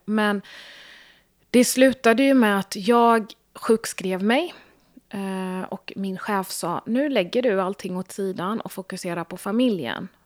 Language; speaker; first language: Swedish; early bilingual, other home language; Gujarati